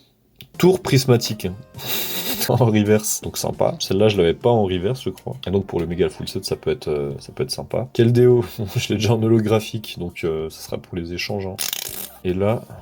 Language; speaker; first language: French; native; French